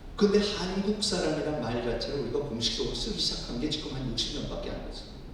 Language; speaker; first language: Korean; native; Korean